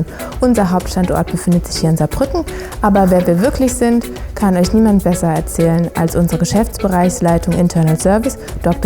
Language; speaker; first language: German; native; German